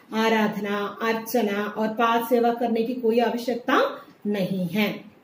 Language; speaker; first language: Hindi; non-native, local second language; Malayalam